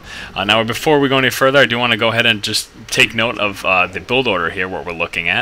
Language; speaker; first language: English; native; English